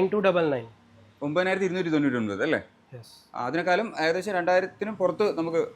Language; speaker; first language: Malayalam; native; Malayalam